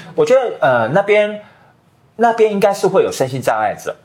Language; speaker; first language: Chinese; native; Chinese